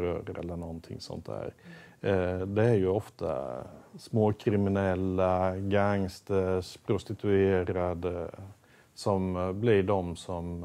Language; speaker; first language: Swedish; native; Swedish